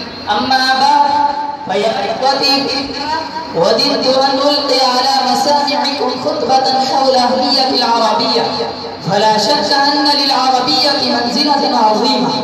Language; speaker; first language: Arabic; non-native, learner; Urdu